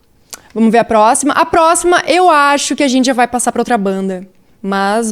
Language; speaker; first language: Portuguese; native; Portuguese